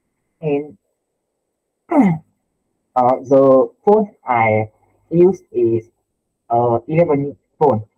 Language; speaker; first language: English; non-native, learner; Vietnamese